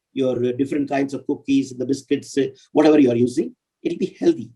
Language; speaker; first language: English; non-native, local second language; Tamil